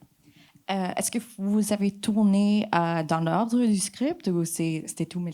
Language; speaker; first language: French; non-native, fluent; English